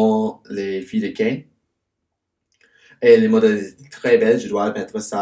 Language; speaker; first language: French; non-native, fluent; English